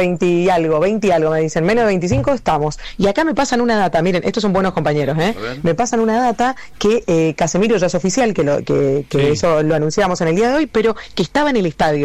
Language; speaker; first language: Spanish; native; Spanish